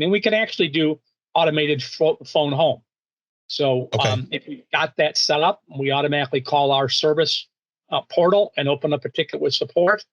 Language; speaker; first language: English; native; English